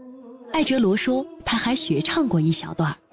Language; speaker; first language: Chinese; native; Chinese